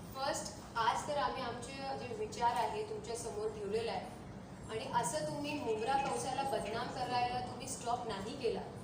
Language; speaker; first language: Marathi; non-native, local second language; Urdu